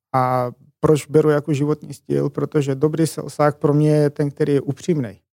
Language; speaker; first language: Czech; non-native, fluent; Macedonian